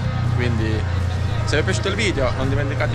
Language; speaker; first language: Italian; native; Italian